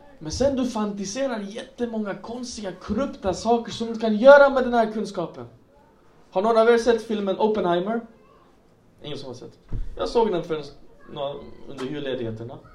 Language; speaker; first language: Swedish; non-native, local second language; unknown